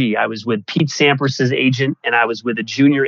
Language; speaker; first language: English; native; English